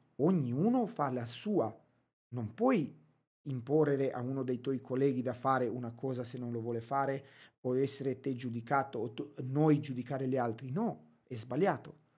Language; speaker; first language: Italian; non-native, fluent; Romanian